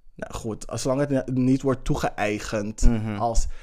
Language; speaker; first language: Dutch; early bilingual, other home language; English